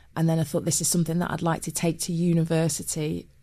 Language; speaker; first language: English; native; English